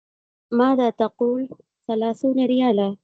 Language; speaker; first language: Arabic; non-native, learner; Tamil